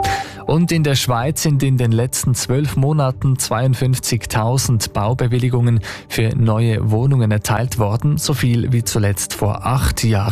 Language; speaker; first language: German; native; German